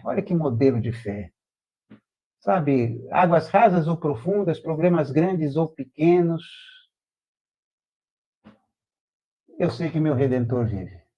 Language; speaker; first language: Portuguese; native; Portuguese